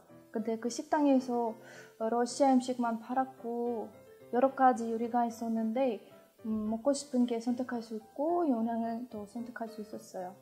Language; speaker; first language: Korean; non-native, fluent; Russian